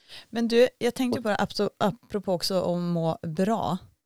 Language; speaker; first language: Swedish; native; Swedish